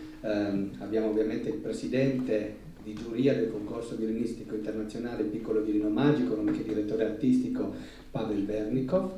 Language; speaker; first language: Italian; native; Italian